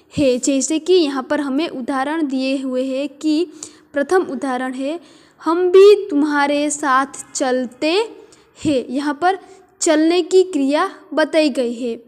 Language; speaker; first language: Hindi; non-native, local second language; Gujarati